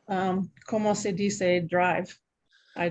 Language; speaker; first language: Spanish; non-native, learner; English